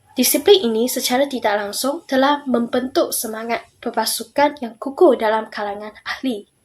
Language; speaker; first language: Malay; non-native, local second language; Chinese